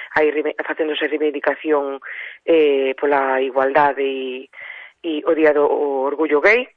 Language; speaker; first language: Galician; native; Galician